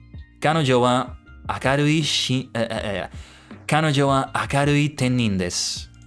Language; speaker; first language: Japanese; non-native, learner; English